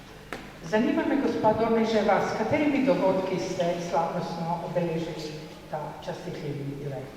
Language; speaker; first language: Slovenian; native; Slovenian